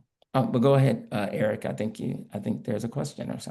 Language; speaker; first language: English; native; English